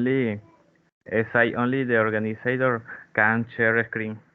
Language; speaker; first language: English; non-native, learner; Spanish